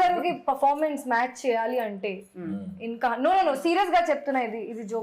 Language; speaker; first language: Telugu; non-native, fluent; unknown